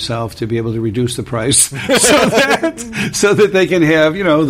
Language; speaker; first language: English; native; English